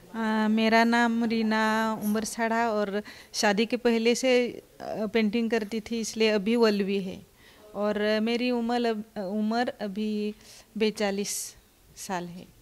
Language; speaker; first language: Hindi; non-native, local second language; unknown